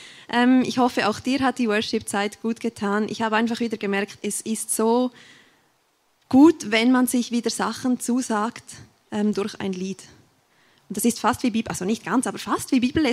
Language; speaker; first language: German; native; German